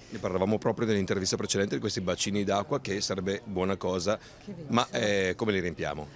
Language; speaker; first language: Italian; native; Italian